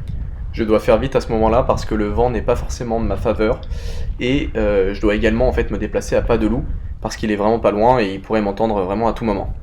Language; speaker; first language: French; native; French